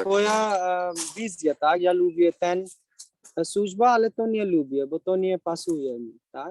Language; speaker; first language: Polish; non-native, learner; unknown